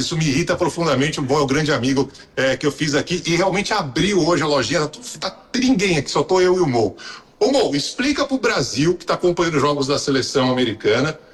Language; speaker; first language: Portuguese; native; Portuguese